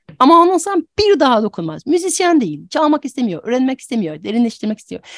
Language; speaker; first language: Turkish; non-native, fluent; French